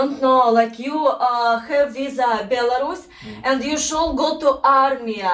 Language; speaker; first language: English; non-native, learner; Russian